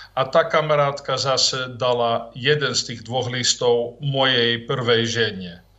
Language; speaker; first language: Slovak; non-native, fluent; Dutch